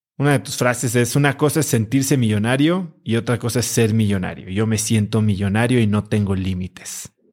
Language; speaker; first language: Spanish; native; Spanish